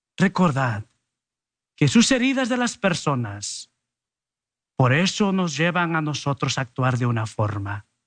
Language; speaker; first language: Spanish; early bilingual, heritage; Spanish